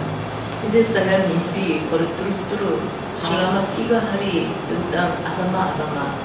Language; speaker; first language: Indonesian; non-native, learner; Korean